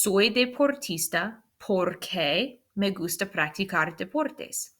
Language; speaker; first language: Spanish; non-native, fluent; English